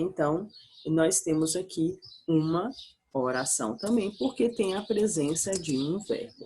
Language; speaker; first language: Portuguese; native; Portuguese